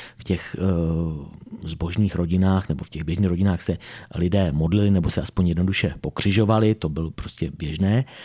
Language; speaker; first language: Czech; native; Czech